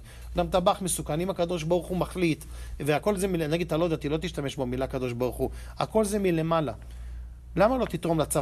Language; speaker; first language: Hebrew; native; Hebrew